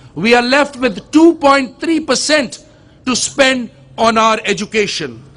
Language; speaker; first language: English; non-native, local second language; Urdu